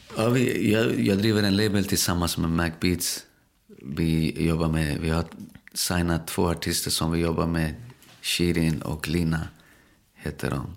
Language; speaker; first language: Swedish; early bilingual, other home language; Spanish